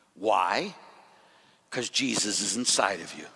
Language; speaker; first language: English; native; English